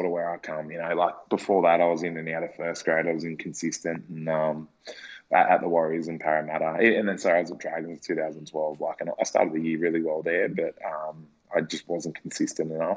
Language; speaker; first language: English; native; English